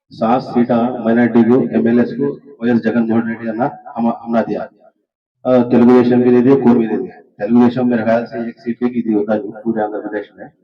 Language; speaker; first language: Hindi; non-native, local second language; Urdu